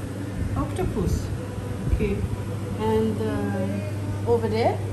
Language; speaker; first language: English; non-native, fluent; French